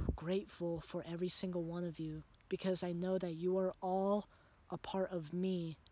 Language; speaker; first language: English; native; English